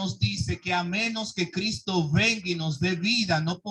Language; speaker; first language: Spanish; native; Spanish